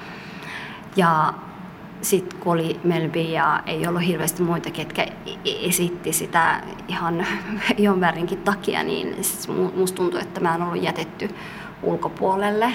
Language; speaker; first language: Finnish; early bilingual, other home language; Somali